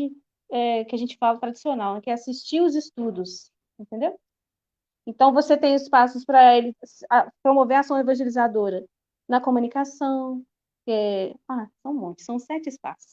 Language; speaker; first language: Portuguese; native; Portuguese